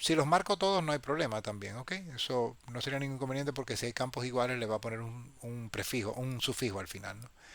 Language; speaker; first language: Spanish; native; Spanish